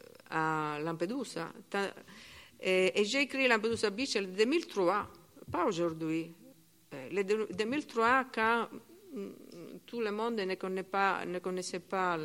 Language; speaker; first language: French; non-native, learner; Italian